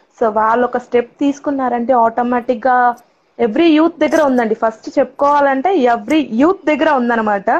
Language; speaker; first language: Telugu; non-native, local second language; Tamil